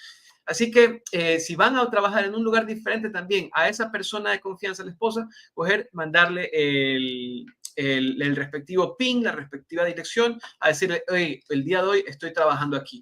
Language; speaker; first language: Spanish; native; Spanish